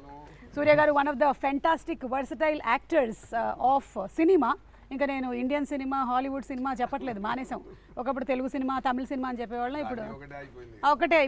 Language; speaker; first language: Telugu; native; Telugu